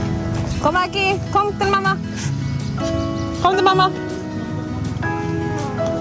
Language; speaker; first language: Swedish; non-native, fluent; Filipino